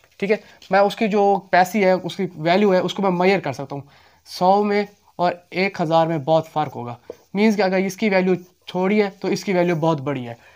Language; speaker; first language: Urdu; non-native, local second language; Punjabi